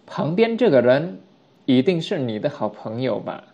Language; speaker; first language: Chinese; non-native, fluent; Indonesian